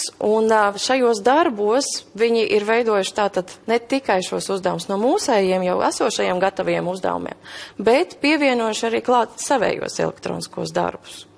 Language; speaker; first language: Latvian; native; Latvian